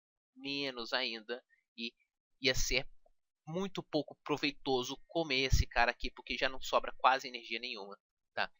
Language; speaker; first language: Portuguese; native; Portuguese